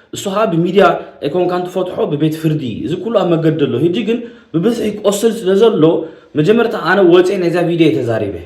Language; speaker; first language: Tigrinya; early bilingual, heritage; Tigrinya